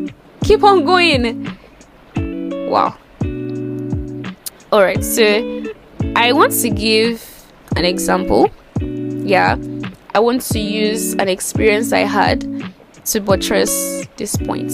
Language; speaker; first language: English; non-native, local second language; Yoruba